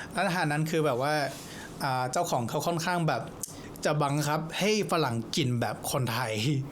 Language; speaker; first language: Thai; non-native, fluent; English